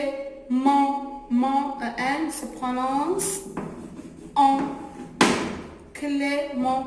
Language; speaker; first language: French; non-native, local second language; Arabic